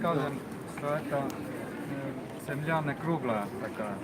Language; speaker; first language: Russian; non-native, learner; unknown